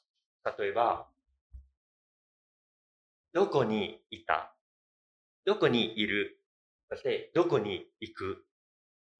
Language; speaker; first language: Japanese; non-native, fluent; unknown